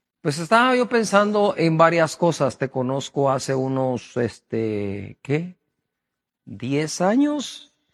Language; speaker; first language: Spanish; native; Spanish